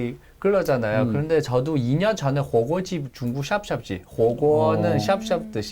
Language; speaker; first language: Korean; non-native, learner; Chinese